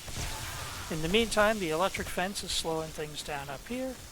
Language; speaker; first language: English; native; English